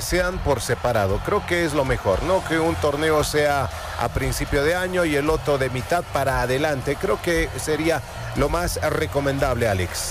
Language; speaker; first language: Spanish; native; Spanish